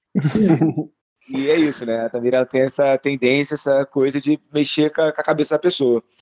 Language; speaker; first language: Portuguese; native; Portuguese